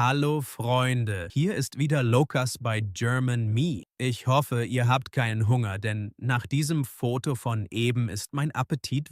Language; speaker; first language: German; non-native, fluent; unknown